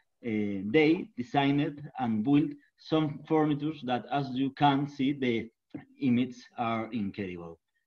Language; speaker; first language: English; non-native, learner; Spanish